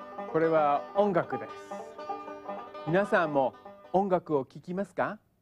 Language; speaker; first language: Japanese; non-native, fluent; English